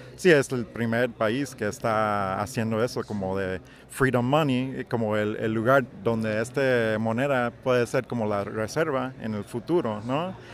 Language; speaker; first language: Spanish; non-native, learner; English